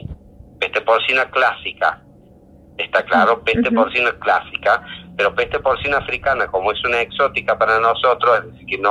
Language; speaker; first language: Spanish; native; Spanish